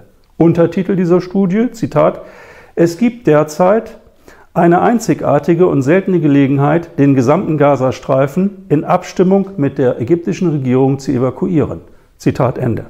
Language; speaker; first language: German; native; German